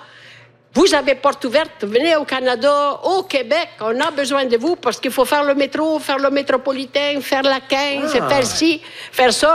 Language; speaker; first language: French; non-native, fluent; Italian